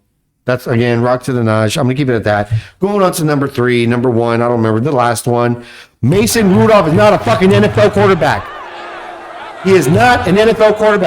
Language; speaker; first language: English; native; English